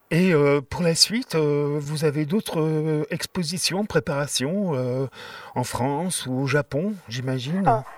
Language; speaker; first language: French; native; French